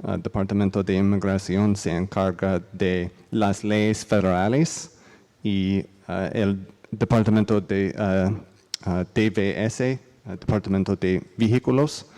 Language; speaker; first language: Spanish; non-native, learner; English